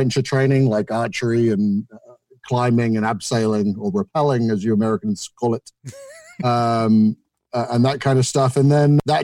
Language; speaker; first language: English; native; English